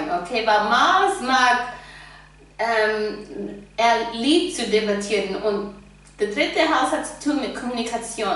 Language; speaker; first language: German; non-native, fluent; English